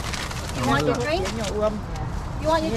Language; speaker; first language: English; native; English